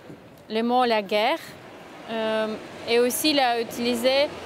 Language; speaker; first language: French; non-native, fluent; Ukrainian